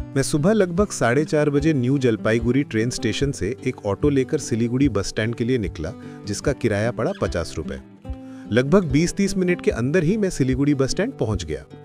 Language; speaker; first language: Hindi; non-native, fluent; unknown